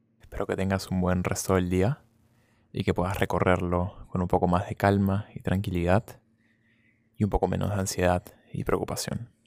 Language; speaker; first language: Spanish; native; Spanish